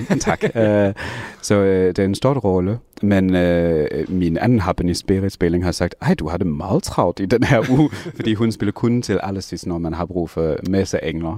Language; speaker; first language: Danish; non-native, fluent; English